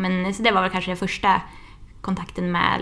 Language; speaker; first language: Swedish; native; Swedish